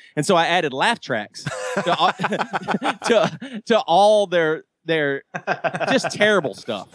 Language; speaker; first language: English; native; English